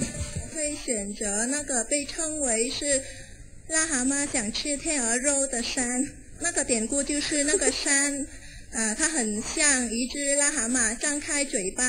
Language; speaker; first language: Chinese; non-native, fluent; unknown